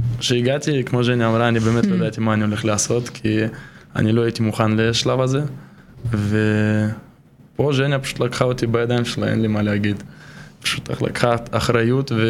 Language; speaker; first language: Hebrew; non-native, fluent; Russian